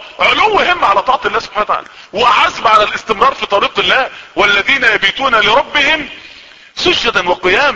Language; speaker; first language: Arabic; native; Arabic